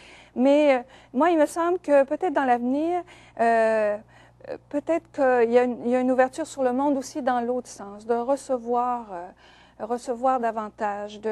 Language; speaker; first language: French; native; French